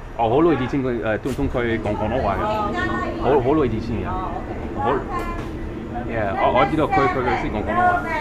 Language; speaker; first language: Chinese; non-native, learner; English